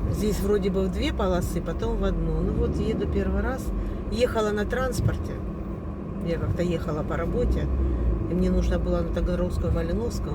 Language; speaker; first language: Russian; native; Russian